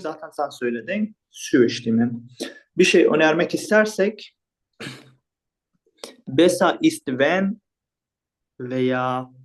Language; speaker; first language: Turkish; non-native, fluent; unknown